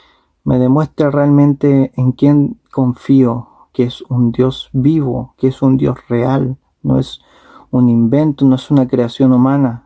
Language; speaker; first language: Spanish; native; Spanish